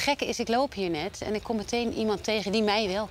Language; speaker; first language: Dutch; native; Dutch